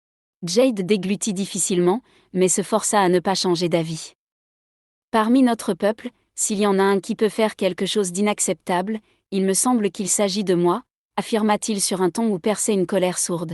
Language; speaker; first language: French; native; French